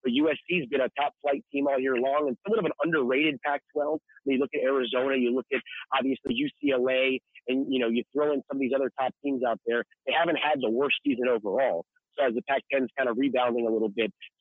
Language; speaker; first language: English; native; English